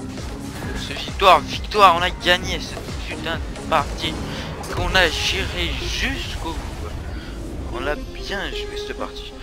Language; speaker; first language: French; native; French